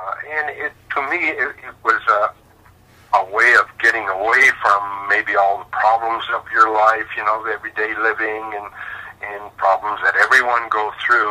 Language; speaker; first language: English; native; English